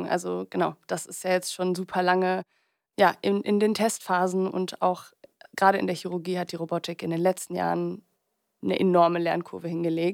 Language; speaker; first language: German; native; German